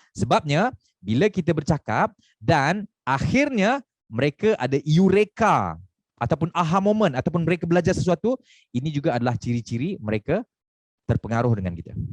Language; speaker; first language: Malay; native; Malay